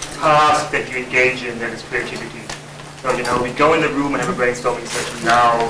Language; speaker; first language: English; non-native, fluent; Turkish